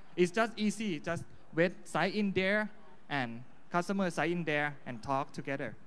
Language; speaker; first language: English; non-native, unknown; Thai